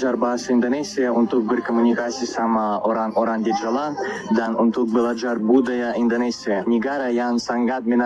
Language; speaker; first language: Indonesian; non-native, learner; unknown